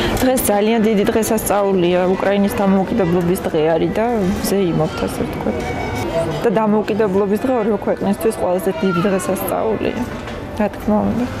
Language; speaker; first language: Ukrainian; non-native, fluent; Georgian